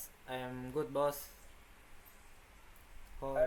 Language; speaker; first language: English; non-native, learner; Indonesian